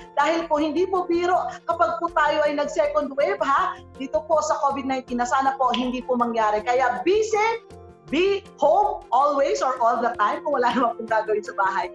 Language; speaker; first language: Filipino; native; Filipino